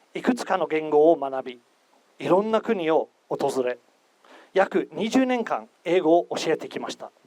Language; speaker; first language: Japanese; non-native, fluent; English